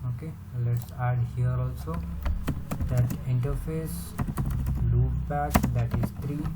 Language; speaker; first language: English; non-native, local second language; Kannada